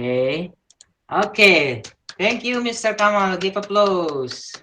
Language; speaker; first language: English; non-native, learner; Indonesian